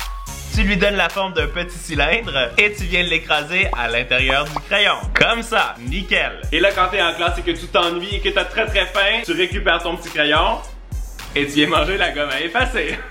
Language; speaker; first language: French; native; French